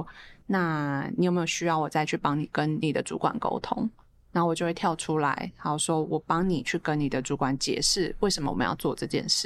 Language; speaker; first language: Chinese; native; Chinese